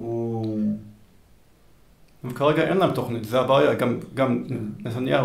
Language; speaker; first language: Hebrew; early bilingual, heritage; Hebrew